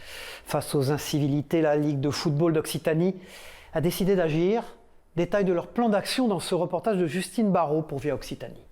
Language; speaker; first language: French; native; French